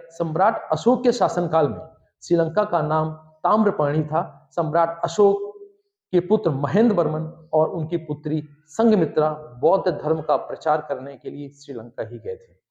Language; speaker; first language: Hindi; native; Hindi